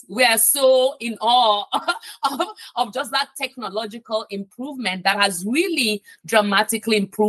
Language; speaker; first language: English; non-native, local second language; Yoruba